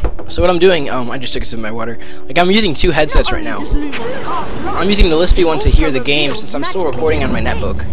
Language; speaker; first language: English; native; English